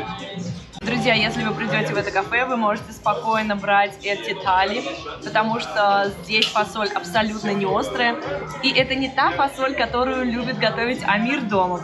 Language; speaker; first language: Russian; native; Russian